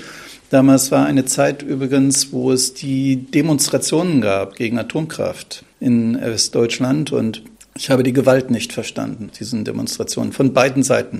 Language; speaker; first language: German; native; German